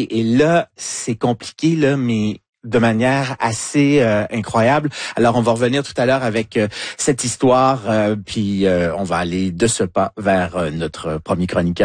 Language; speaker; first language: French; native; French